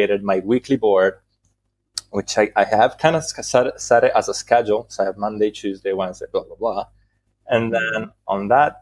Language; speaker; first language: English; non-native, fluent; Italian